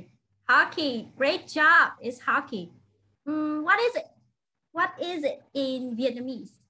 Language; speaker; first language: English; non-native, fluent; Vietnamese